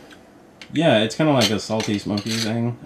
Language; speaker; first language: English; native; English